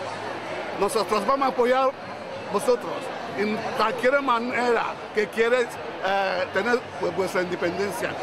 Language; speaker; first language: Spanish; non-native, learner; Igbo